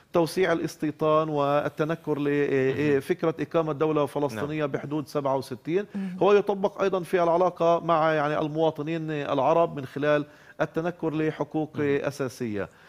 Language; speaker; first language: Arabic; native; Arabic